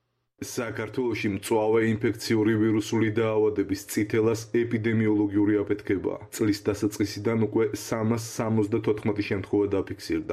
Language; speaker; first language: Georgian; native; Georgian